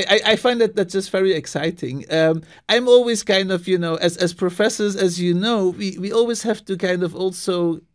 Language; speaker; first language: English; non-native, fluent; Dutch